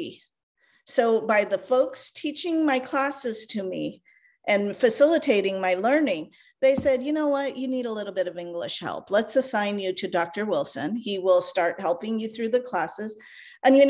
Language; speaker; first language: English; non-native, local second language; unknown